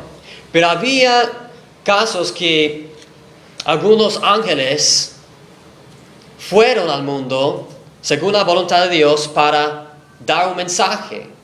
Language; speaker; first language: Spanish; non-native, fluent; English